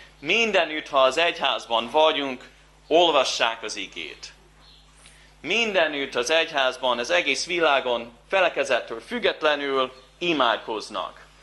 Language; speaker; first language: Hungarian; non-native, fluent; English